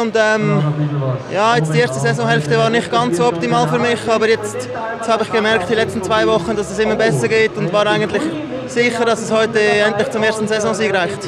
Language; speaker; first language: German; native; German